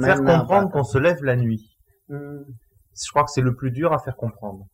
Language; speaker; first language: French; native; French